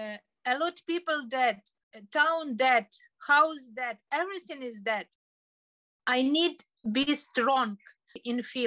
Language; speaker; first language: English; non-native, learner; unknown